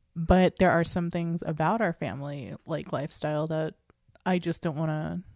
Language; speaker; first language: English; native; English